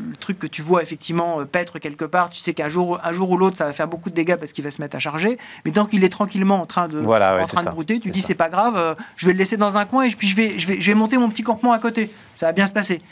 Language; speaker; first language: French; native; French